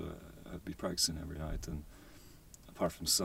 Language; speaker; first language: English; native; English